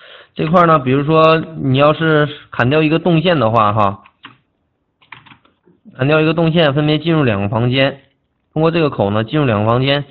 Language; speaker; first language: Chinese; native; Chinese